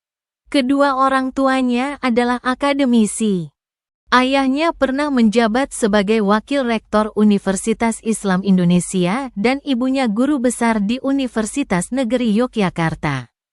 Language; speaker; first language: Indonesian; native; Indonesian